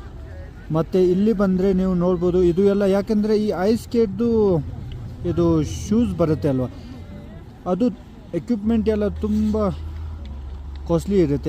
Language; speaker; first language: Kannada; non-native, local second language; Ladakhi